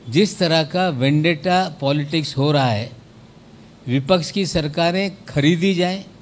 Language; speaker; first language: Hindi; non-native, local second language; Marathi